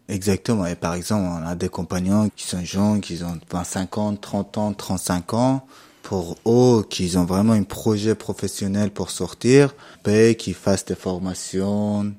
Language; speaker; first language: French; non-native, fluent; Persian